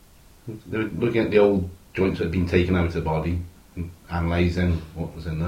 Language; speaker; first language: English; native; English